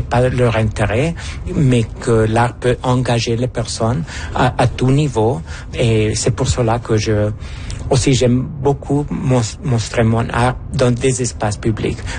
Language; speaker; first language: French; non-native, fluent; Spanish